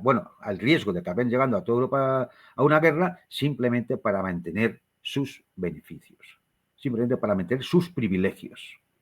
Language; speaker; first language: Spanish; native; Spanish